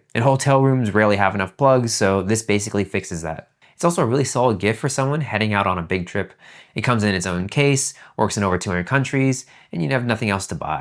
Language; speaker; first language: English; native; English